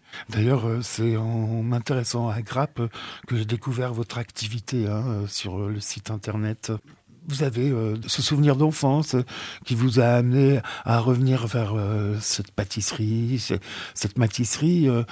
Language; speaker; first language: French; native; French